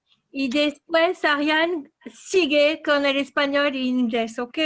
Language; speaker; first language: Spanish; non-native, fluent; French